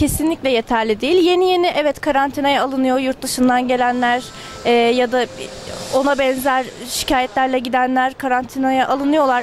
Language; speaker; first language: Turkish; native; Turkish